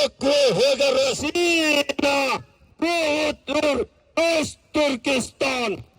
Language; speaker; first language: Swedish; non-native, learner; Uyghur